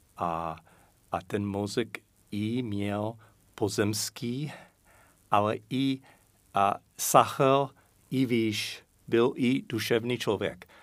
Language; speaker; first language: Czech; non-native, fluent; English